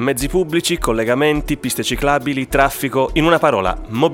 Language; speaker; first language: Italian; native; Italian